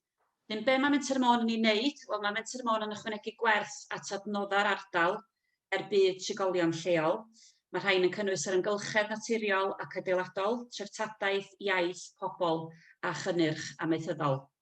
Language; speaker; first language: Welsh; native; Welsh